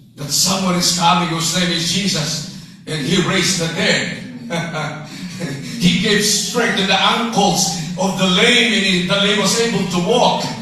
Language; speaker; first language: English; non-native, local second language; Filipino